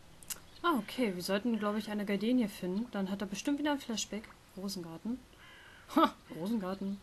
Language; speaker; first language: German; native; German